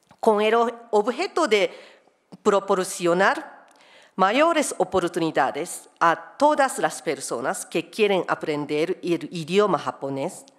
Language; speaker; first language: Spanish; non-native, fluent; Japanese